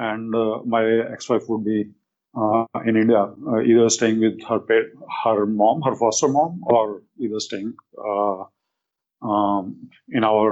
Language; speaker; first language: English; non-native, local second language; Hindi